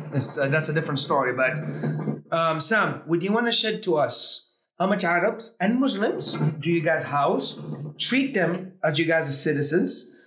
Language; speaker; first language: English; early bilingual, heritage; Arabic